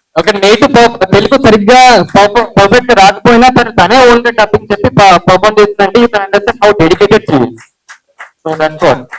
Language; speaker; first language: Telugu; early bilingual, heritage; Telugu